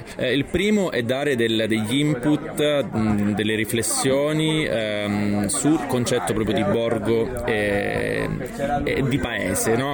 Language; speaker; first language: Italian; native; Italian